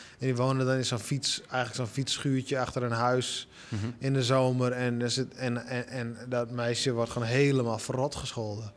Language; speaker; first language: Dutch; non-native, local second language; Western Frisian